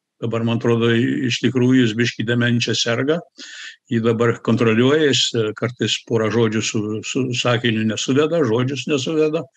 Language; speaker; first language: Lithuanian; early bilingual, heritage; Lithuanian